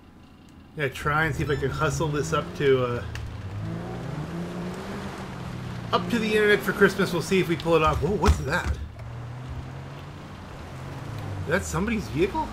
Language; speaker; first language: English; native; English